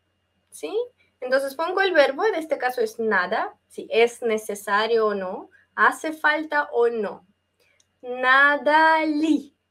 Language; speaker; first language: Spanish; non-native, fluent; Russian